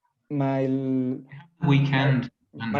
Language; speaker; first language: English; non-native, learner; Spanish